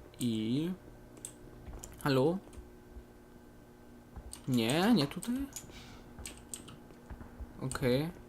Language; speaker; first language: Polish; native; Polish